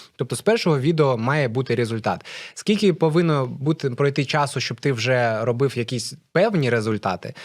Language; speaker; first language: Ukrainian; non-native, local second language; Russian